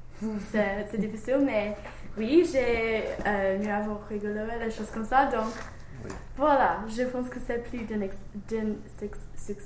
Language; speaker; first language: French; non-native, learner; English